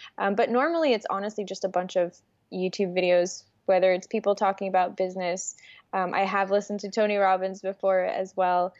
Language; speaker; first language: English; early bilingual, other home language; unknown